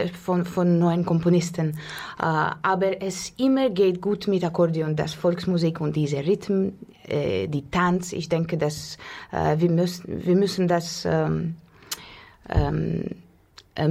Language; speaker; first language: German; non-native, learner; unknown